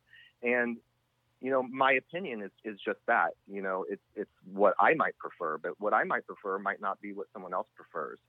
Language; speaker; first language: English; native; English